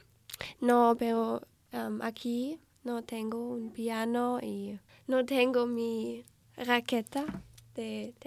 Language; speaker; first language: Spanish; non-native, learner; German